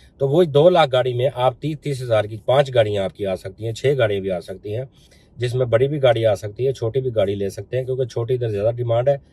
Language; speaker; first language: Urdu; non-native, local second language; Punjabi